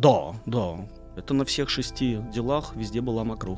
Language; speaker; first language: Russian; native; Russian